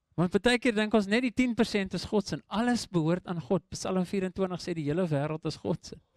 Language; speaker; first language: Afrikaans; non-native, local second language; English